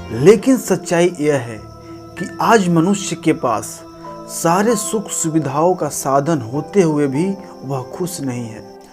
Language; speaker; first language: Hindi; native; Hindi